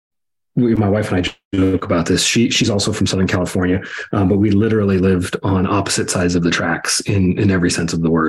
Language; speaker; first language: English; native; English